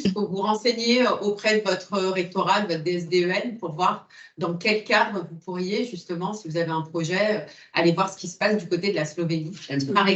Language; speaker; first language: French; native; French